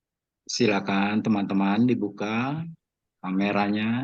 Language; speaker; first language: Indonesian; native; Indonesian